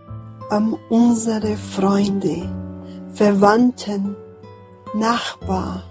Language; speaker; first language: German; non-native, fluent; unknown